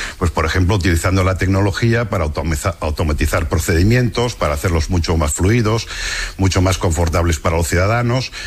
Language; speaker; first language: Spanish; non-native, local second language; Catalan